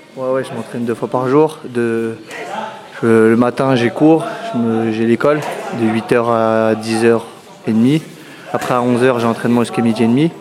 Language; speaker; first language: French; native; French